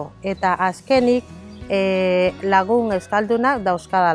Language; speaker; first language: Basque; non-native, learner; Spanish